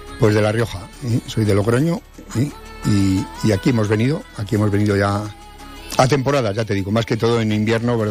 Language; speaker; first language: Spanish; native; Spanish